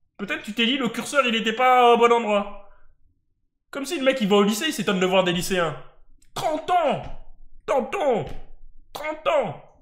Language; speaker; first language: French; native; French